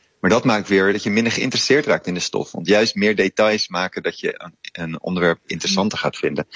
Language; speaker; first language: Dutch; native; Dutch